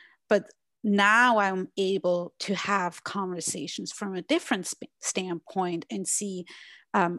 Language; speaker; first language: English; non-native, fluent; German